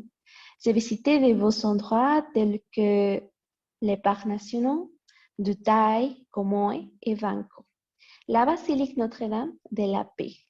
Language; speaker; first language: French; non-native, learner; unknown